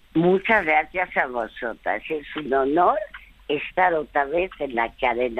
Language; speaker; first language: Spanish; early bilingual, other home language; French